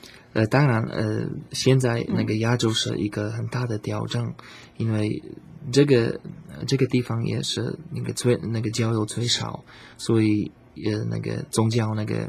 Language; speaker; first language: Chinese; non-native, learner; Slovak